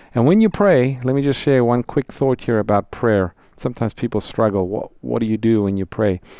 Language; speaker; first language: English; native; English